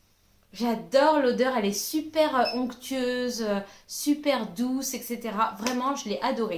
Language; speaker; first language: French; native; French